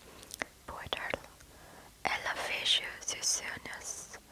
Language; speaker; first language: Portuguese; non-native, learner; English